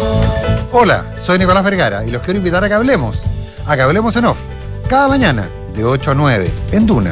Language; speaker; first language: Spanish; native; Spanish